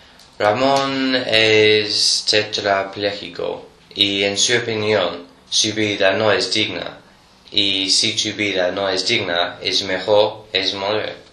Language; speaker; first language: Spanish; non-native, learner; English